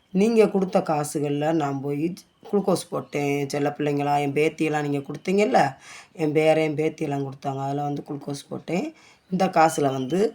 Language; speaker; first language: Tamil; native; Tamil